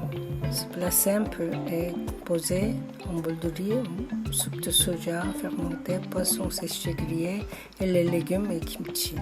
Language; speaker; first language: French; non-native, fluent; Korean